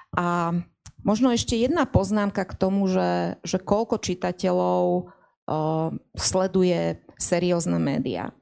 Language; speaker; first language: Slovak; native; Slovak